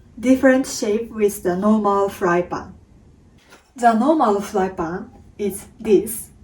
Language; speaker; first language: English; non-native, learner; Japanese